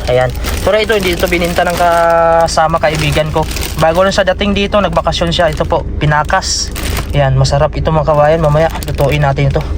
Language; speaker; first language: Filipino; non-native, local second language; Cebuano